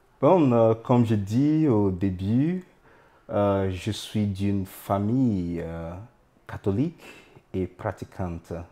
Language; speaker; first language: French; non-native, fluent; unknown